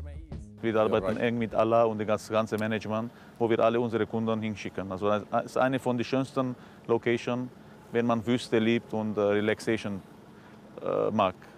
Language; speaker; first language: German; non-native, fluent; Arabic